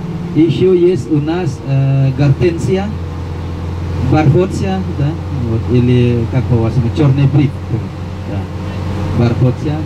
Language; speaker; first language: Russian; non-native, fluent; Balinese